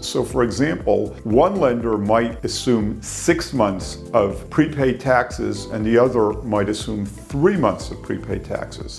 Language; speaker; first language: English; native; English